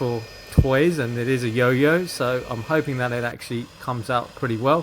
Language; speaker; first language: English; native; English